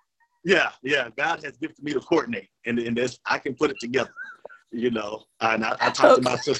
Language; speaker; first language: English; native; English